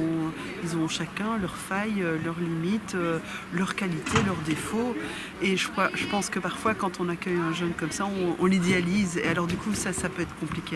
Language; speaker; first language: French; native; French